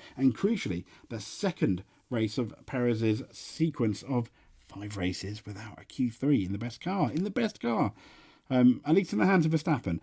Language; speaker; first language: English; native; English